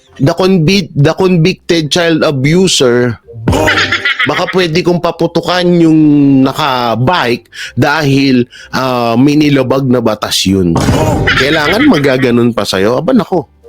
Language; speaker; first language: Filipino; native; Filipino